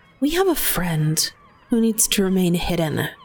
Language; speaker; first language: English; native; English